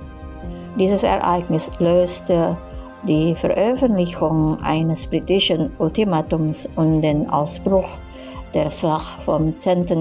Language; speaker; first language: German; non-native, fluent; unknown